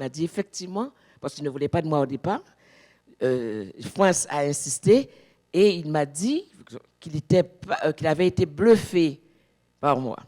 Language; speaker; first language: French; native; French